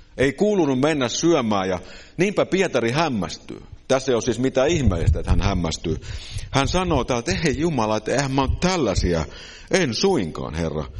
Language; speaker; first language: Finnish; native; Finnish